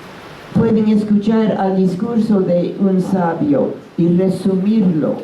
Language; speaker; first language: Spanish; non-native, fluent; English